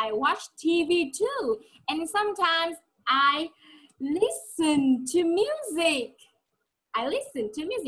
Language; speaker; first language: English; non-native, fluent; Vietnamese